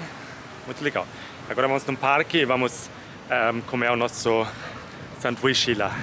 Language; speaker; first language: Portuguese; non-native, fluent; German